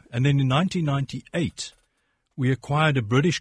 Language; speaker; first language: English; native; English